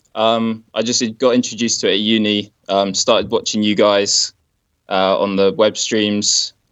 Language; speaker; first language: English; native; English